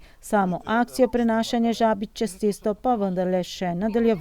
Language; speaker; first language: Slovenian; native; Slovenian